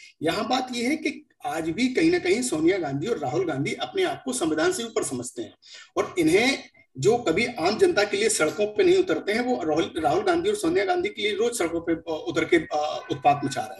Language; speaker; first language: Hindi; native; Hindi